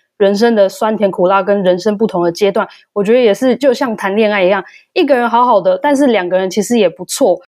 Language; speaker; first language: Chinese; native; Chinese